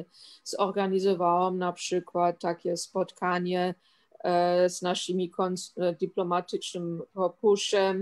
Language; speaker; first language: Polish; non-native, fluent; German